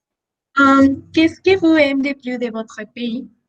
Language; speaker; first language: French; non-native, learner; Spanish